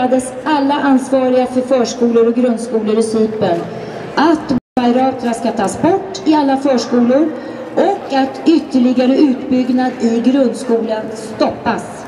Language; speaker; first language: Swedish; native; Swedish